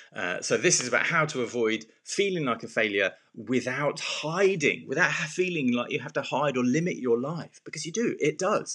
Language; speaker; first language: English; native; English